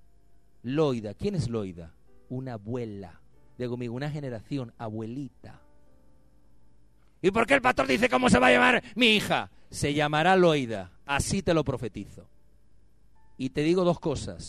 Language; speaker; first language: Spanish; native; Spanish